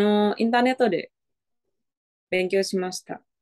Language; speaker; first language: Japanese; non-native, learner; Indonesian